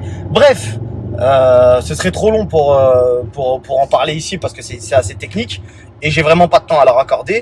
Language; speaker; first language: French; native; French